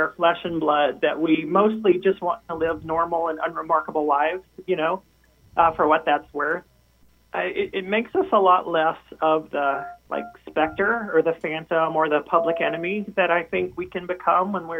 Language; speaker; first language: English; native; English